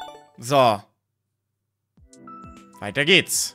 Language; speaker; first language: German; native; German